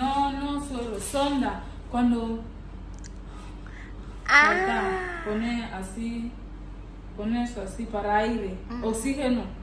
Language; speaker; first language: Spanish; non-native, learner; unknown